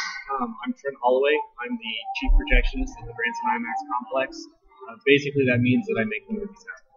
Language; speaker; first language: English; native; English